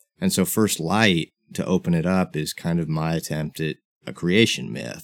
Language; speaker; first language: English; native; English